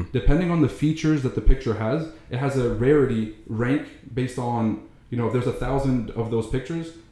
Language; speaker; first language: English; early bilingual, other home language; Arabic